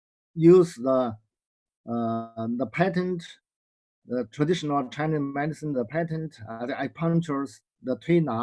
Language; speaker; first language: English; non-native, learner; Chinese